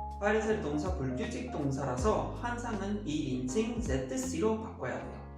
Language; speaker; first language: Korean; non-native, fluent; Spanish